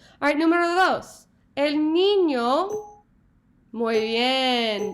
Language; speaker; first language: Spanish; non-native, learner; English